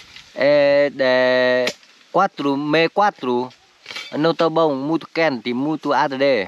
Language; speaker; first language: Portuguese; non-native, learner; Vietnamese